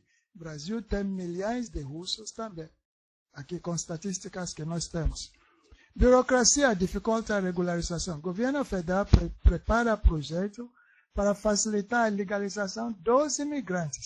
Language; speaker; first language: Portuguese; non-native, learner; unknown